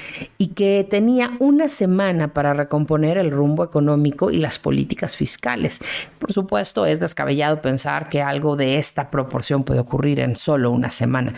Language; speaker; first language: Spanish; native; Spanish